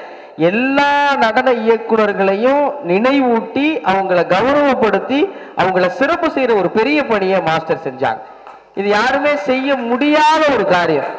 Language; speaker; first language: Tamil; native; Tamil